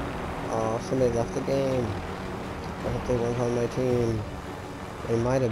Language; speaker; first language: English; native; English